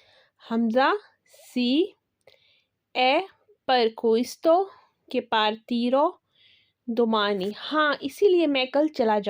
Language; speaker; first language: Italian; non-native, fluent; Urdu